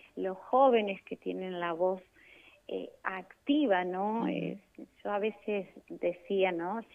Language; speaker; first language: Spanish; native; Spanish